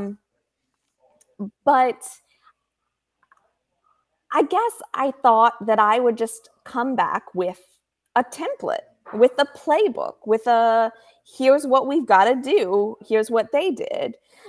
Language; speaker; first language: English; native; English